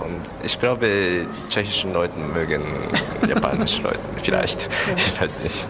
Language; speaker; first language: German; non-native, learner; Japanese